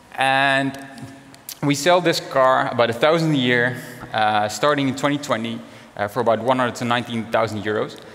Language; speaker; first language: English; non-native, fluent; Dutch